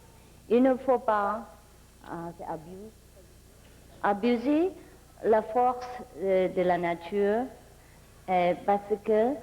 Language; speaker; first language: French; non-native, fluent; Vietnamese